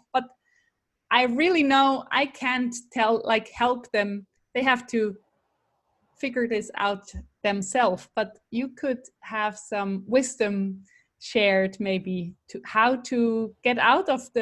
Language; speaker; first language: English; non-native, fluent; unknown